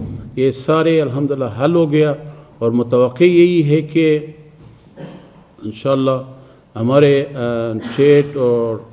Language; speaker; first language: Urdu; non-native, fluent; Persian